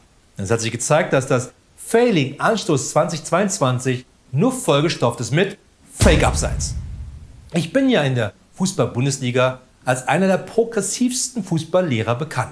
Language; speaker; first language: German; native; German